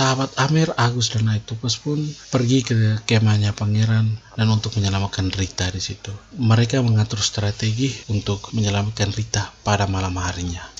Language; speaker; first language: Indonesian; native; Indonesian